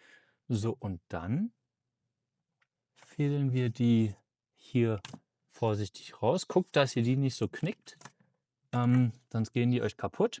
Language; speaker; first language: German; native; German